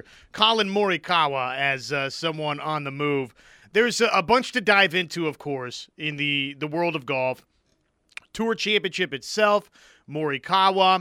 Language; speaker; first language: English; native; English